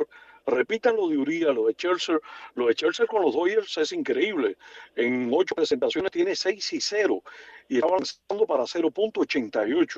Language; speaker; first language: Spanish; native; Spanish